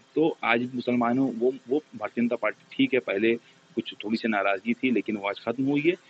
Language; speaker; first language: Hindi; native; Hindi